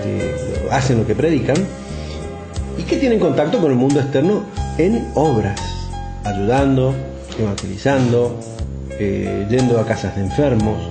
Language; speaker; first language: Spanish; native; Spanish